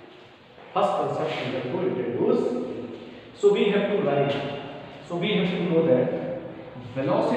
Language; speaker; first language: English; non-native, local second language; Hindi